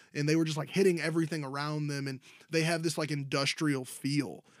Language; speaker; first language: English; native; English